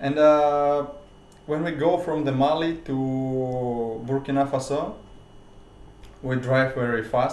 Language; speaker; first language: English; non-native, learner; Russian